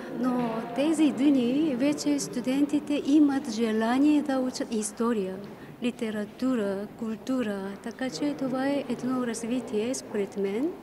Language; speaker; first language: Bulgarian; non-native, fluent; Korean